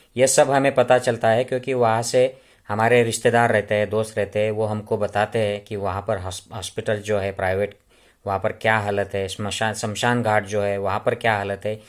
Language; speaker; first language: Hindi; non-native, local second language; Marathi